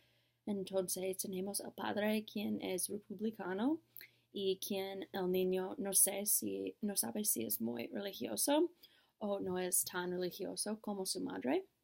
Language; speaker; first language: Spanish; non-native, learner; English